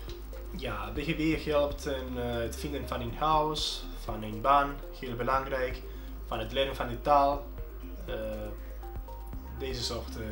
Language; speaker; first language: Dutch; non-native, fluent; Spanish